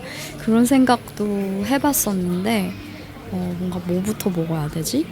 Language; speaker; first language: Korean; non-native, fluent; Persian